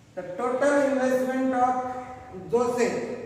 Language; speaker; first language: English; non-native, local second language; Marathi